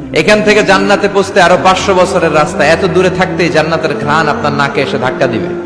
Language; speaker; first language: Bangla; native; Bangla